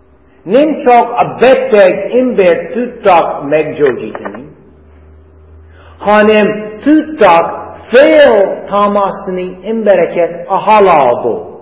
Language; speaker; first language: Hungarian; non-native, fluent; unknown